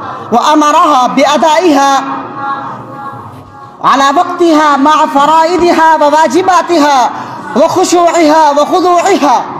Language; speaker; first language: Arabic; non-native, learner; Urdu